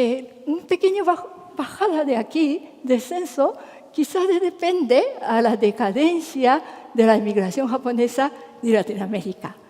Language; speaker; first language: Spanish; non-native, fluent; Japanese